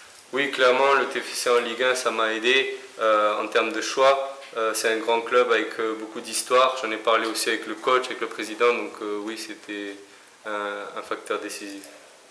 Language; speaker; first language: French; native; French